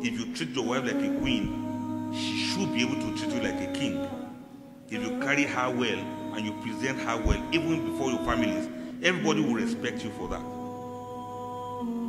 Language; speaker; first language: English; non-native, local second language; Yoruba